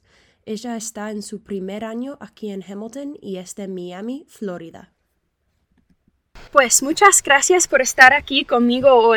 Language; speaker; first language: Spanish; non-native, fluent; English